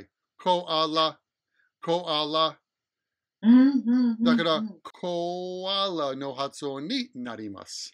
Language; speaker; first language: Japanese; non-native, fluent; English